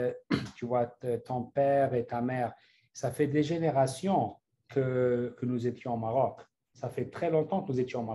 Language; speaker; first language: French; non-native, local second language; Arabic